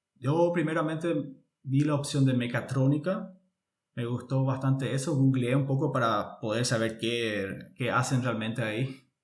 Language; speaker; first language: Spanish; native; Spanish